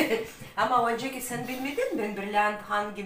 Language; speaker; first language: Turkish; non-native, learner; Russian